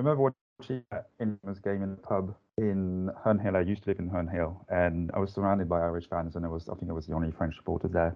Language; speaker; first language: English; non-native, fluent; French